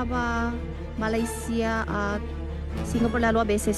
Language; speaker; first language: Filipino; non-native, learner; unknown